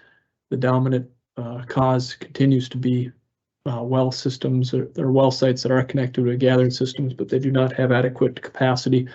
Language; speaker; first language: English; native; English